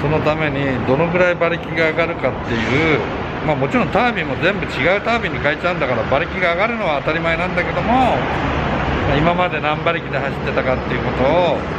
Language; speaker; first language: Japanese; native; Japanese